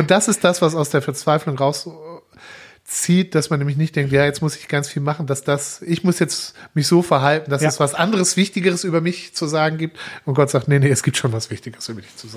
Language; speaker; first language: German; native; German